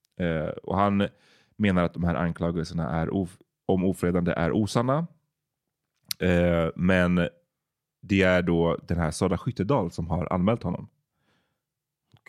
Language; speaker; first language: Swedish; native; Swedish